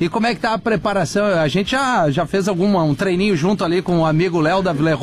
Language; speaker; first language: Portuguese; native; Portuguese